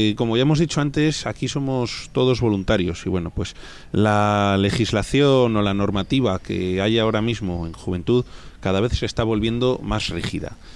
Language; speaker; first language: Spanish; native; Spanish